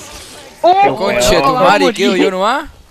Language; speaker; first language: Spanish; native; Spanish